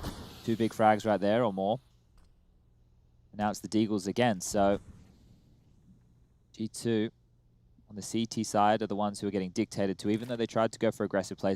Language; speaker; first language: English; native; English